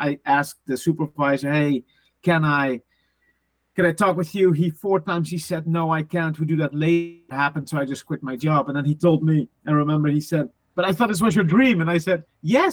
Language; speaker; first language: English; non-native, fluent; Dutch